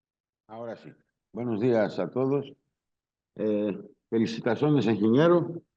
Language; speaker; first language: Spanish; non-native, learner; Greek